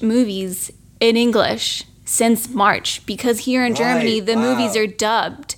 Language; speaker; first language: English; non-native, fluent; German